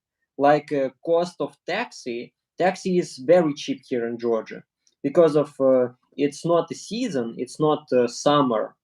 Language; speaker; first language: English; non-native, learner; Russian